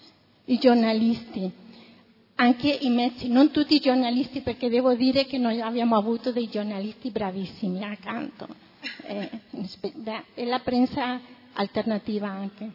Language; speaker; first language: Italian; non-native, fluent; Spanish